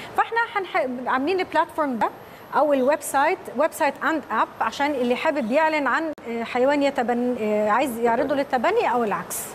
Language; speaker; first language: Arabic; native; Arabic